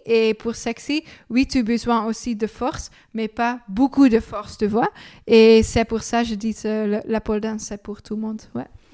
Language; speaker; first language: French; non-native, learner; Dutch